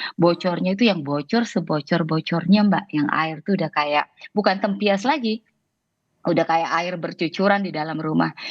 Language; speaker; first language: Indonesian; native; Indonesian